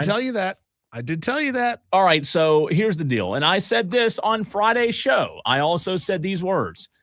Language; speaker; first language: English; native; English